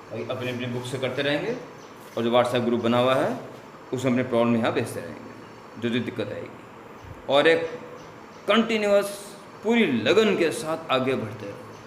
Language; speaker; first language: Hindi; native; Hindi